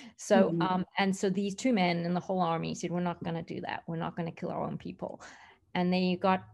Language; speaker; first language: English; native; English